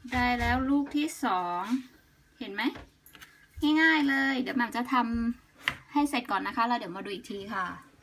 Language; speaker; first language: Thai; native; Thai